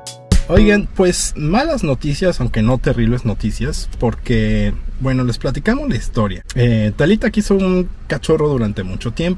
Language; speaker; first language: Spanish; native; Spanish